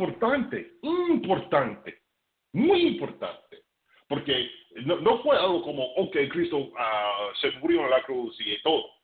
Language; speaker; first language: Spanish; non-native, fluent; English